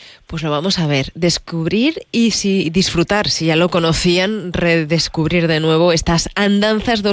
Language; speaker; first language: Spanish; native; Spanish